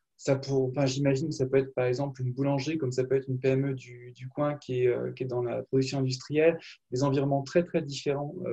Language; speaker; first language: French; native; French